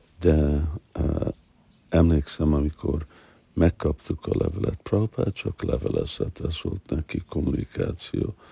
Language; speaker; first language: Hungarian; early bilingual, heritage; Hungarian